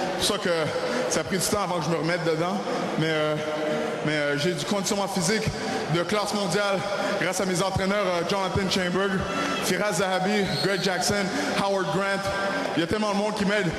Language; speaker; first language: French; native; French